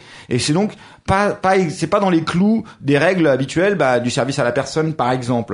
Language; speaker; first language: French; native; French